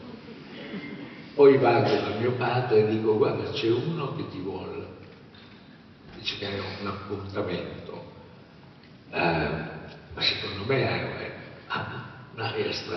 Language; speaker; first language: Italian; native; Italian